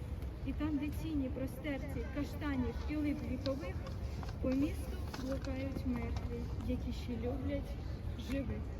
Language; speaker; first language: Ukrainian; native; Ukrainian